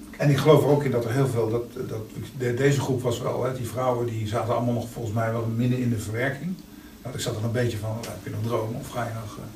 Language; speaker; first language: Dutch; native; Dutch